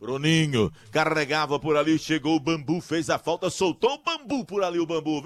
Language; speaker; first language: Portuguese; native; Portuguese